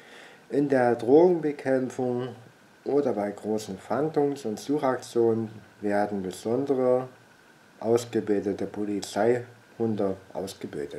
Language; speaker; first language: German; native; German